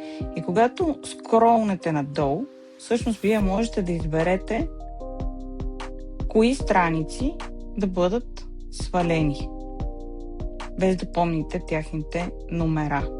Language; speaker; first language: Bulgarian; native; Bulgarian